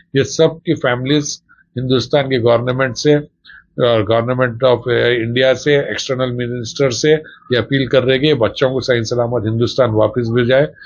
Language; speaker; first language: Hindi; non-native, local second language; Urdu